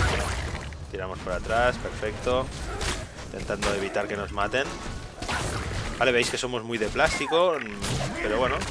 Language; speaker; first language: Spanish; native; Spanish